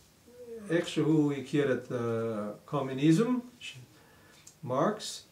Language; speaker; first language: Hebrew; non-native, fluent; English